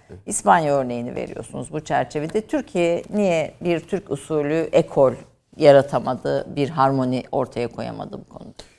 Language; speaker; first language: Turkish; native; Turkish